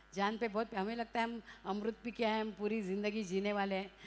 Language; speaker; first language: Hindi; non-native, local second language; Marathi